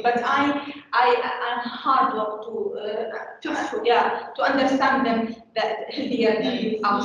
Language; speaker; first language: English; non-native, learner; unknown